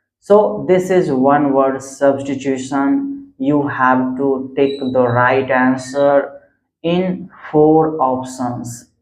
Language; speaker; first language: English; non-native, local second language; Hindi